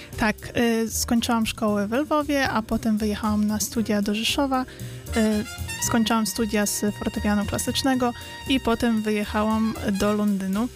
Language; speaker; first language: Polish; early bilingual, heritage; Polish